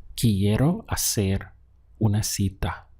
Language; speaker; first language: Spanish; non-native, fluent; English